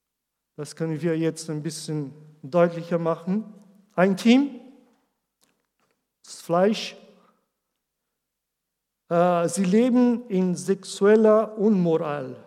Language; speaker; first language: German; non-native, learner; Portuguese